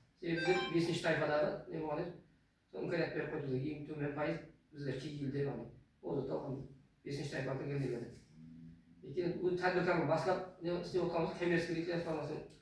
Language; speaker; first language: Uzbek; non-native, local second language; Kara-Kalpak